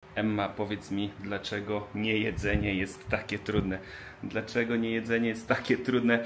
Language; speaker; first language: Polish; native; Polish